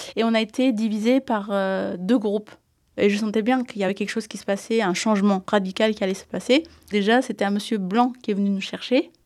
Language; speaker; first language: French; early bilingual, other home language; Amharic